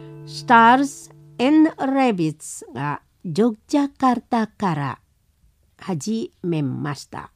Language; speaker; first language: Japanese; non-native, learner; Indonesian